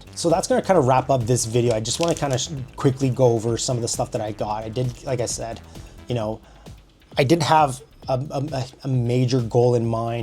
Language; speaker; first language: English; native; English